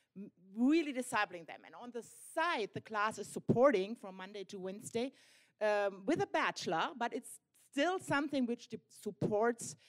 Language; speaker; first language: English; non-native, fluent; German